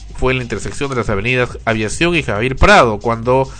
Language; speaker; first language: Spanish; native; Spanish